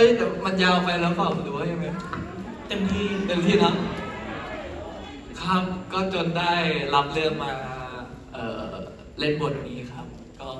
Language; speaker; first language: Thai; native; Thai